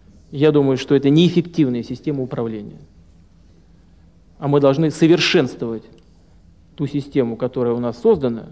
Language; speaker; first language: Russian; native; Russian